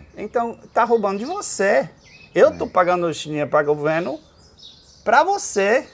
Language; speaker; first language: Portuguese; non-native, fluent; Dutch